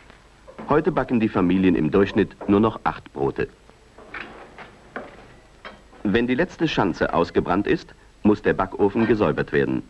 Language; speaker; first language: German; native; German